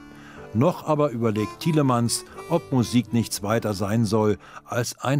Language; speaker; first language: German; native; German